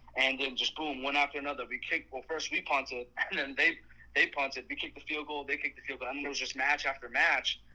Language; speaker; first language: English; native; English